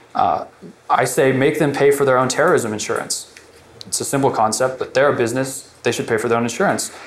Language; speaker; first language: English; native; English